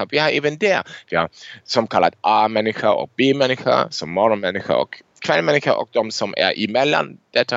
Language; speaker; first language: Swedish; non-native, fluent; German